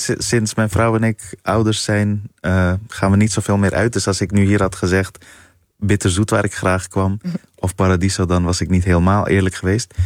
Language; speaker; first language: Dutch; early bilingual, other home language; Persian